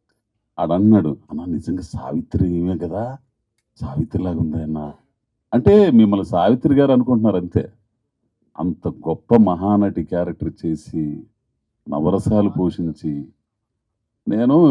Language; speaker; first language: Telugu; native; Telugu